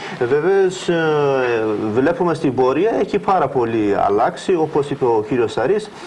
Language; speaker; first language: Greek; non-native, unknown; Turkish